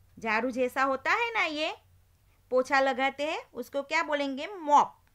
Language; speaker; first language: Hindi; non-native, local second language; Gujarati